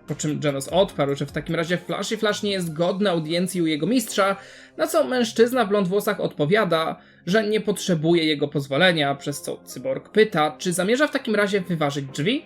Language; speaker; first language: Polish; native; Polish